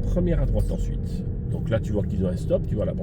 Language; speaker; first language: French; native; French